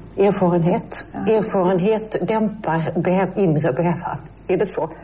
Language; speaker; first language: Swedish; native; Swedish